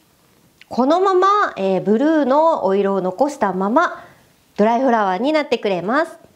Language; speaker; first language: Japanese; native; Japanese